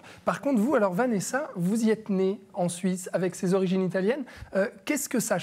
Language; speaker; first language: French; native; French